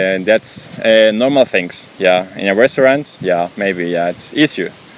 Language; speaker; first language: English; non-native, learner; Spanish